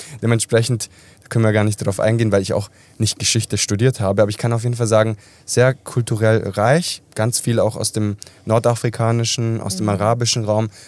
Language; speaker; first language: German; early bilingual, other home language; Italian